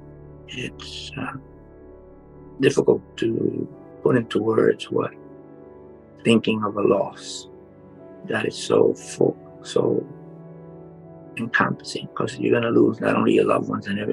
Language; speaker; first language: English; native; English